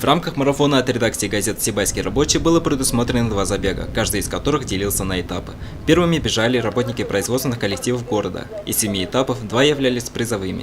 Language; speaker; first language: Russian; native; Russian